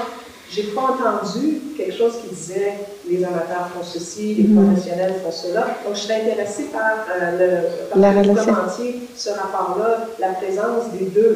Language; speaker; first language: French; non-native, fluent; English